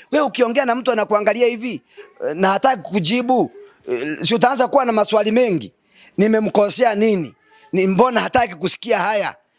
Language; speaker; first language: Swahili; non-native, local second language; Gusii